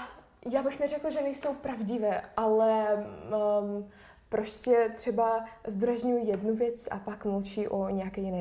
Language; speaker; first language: Czech; non-native, fluent; Russian